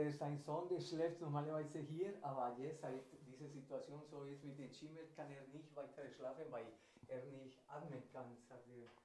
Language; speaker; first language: German; non-native, fluent; Spanish